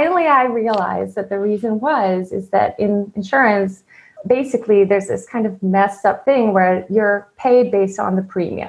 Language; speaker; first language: English; native; English